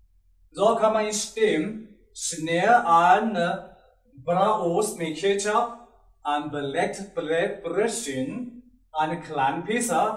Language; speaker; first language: German; non-native, learner; Chinese